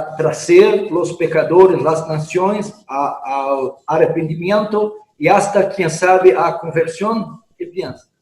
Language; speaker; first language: Spanish; non-native, fluent; Portuguese